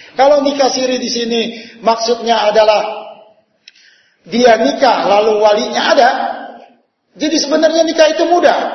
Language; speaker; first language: Indonesian; native; Indonesian